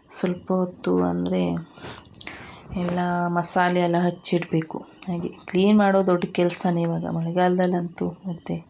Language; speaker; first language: Kannada; non-native, local second language; Konkani